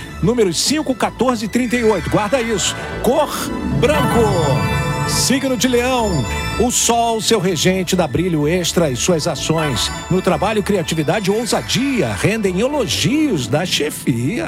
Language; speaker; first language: Portuguese; native; Portuguese